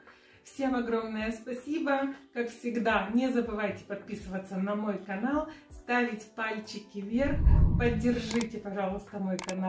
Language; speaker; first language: Russian; native; Russian